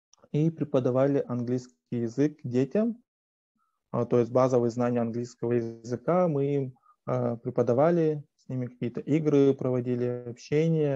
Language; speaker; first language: Russian; native; Russian